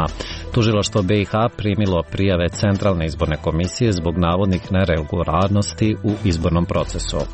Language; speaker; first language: Croatian; native; Croatian